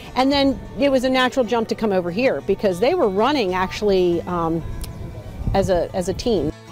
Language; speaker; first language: English; native; English